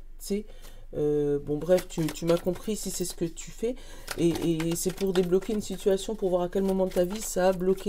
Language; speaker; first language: French; native; French